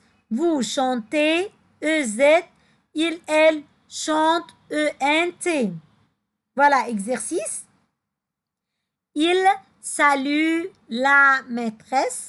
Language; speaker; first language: French; non-native, fluent; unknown